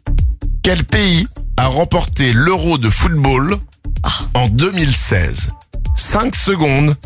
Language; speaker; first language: French; native; French